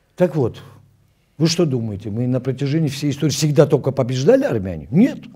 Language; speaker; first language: Russian; non-native, local second language; Armenian